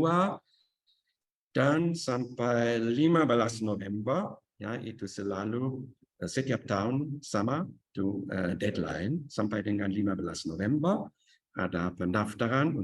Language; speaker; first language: Indonesian; non-native, fluent; German